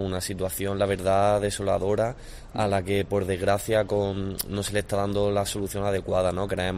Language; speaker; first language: Spanish; native; Spanish